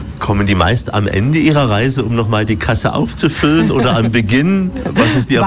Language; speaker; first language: German; native; German